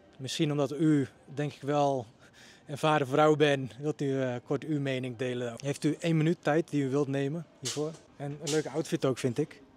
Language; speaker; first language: Dutch; early bilingual, other home language; Bosnian